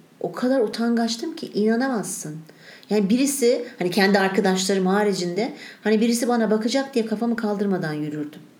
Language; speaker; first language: Turkish; native; Turkish